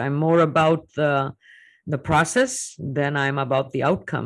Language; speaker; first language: English; non-native, local second language; Hindi